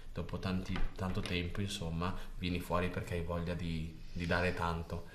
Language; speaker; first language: Italian; early bilingual, other home language; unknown